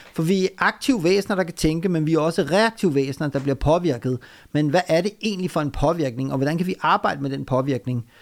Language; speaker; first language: Danish; early bilingual, other home language; Urdu